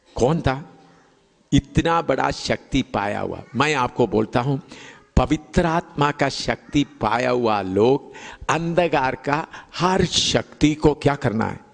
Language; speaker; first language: Hindi; non-native, local second language; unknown